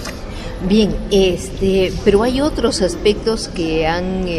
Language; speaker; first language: Spanish; native; Spanish